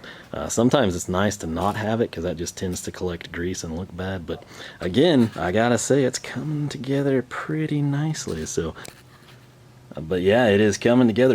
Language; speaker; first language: English; native; English